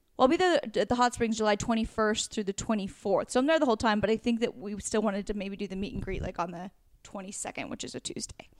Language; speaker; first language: English; native; English